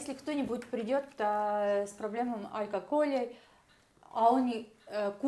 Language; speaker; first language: Russian; non-native, learner; Estonian